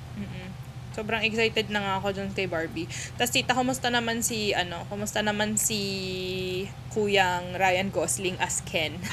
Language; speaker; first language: Filipino; native; Filipino